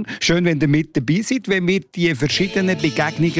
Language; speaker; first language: German; native; German